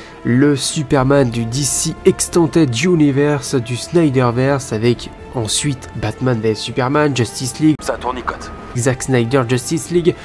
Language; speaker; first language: French; native; French